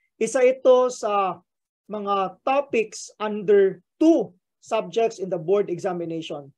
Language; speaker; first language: Filipino; native; Filipino